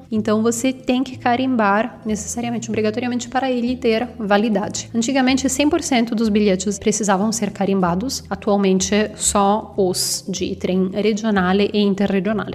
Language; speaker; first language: Portuguese; non-native, fluent; Italian